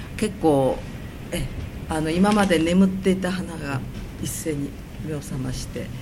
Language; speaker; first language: Japanese; native; Japanese